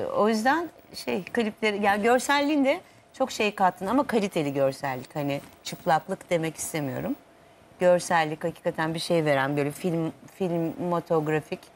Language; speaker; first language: Turkish; native; Turkish